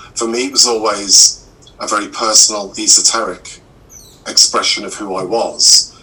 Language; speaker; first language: English; native; English